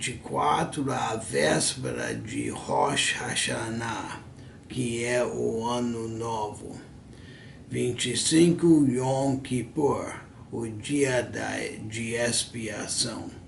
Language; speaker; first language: Portuguese; non-native, fluent; English